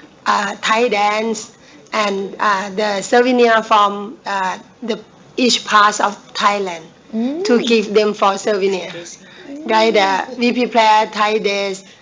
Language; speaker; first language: English; non-native, learner; Thai